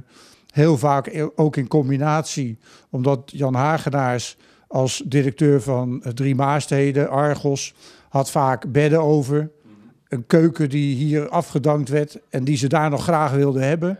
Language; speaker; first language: Dutch; native; Dutch